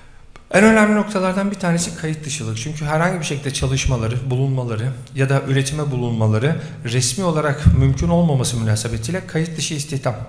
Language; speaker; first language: Turkish; native; Turkish